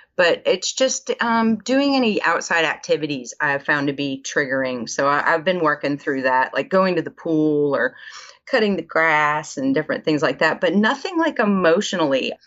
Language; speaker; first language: English; native; English